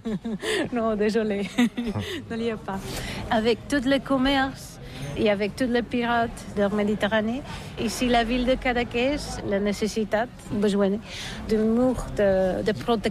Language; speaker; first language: French; non-native, learner; Catalan